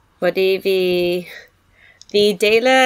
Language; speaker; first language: Danish; non-native, fluent; English